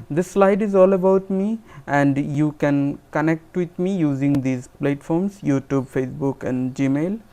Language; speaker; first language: English; non-native, local second language; Assamese